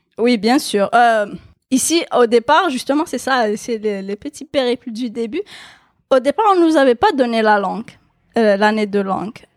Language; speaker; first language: French; non-native, local second language; Kabyle